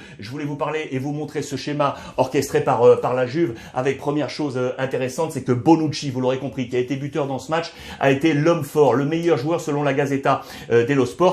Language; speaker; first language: French; native; French